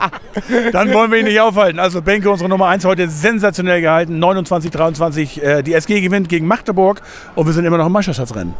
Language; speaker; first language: German; native; German